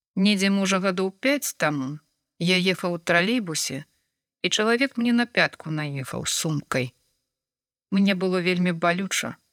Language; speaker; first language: Belarusian; non-native, local second language; Russian